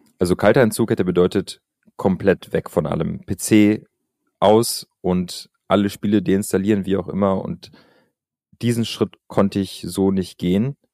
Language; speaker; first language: German; early bilingual, other home language; Albanian